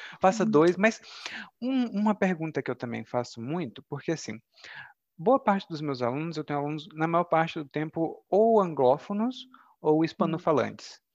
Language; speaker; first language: Portuguese; native; Portuguese